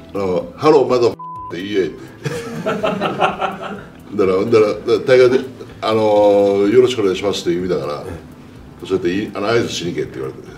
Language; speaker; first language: Japanese; native; Japanese